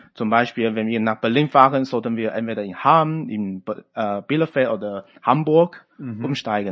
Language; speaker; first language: German; non-native, fluent; Chinese